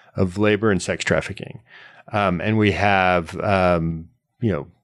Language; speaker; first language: English; native; English